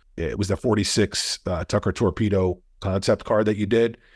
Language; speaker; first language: English; native; English